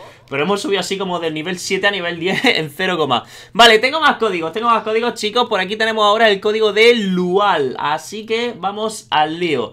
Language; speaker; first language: Spanish; native; Spanish